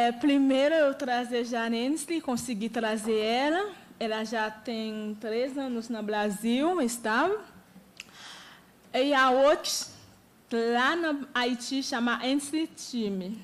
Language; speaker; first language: Portuguese; non-native, learner; Haitian Creole